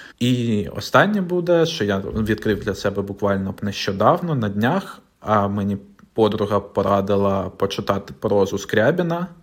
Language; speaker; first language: Ukrainian; non-native, local second language; Russian